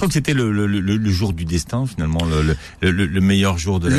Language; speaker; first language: French; native; French